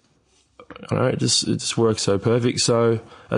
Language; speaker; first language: English; native; English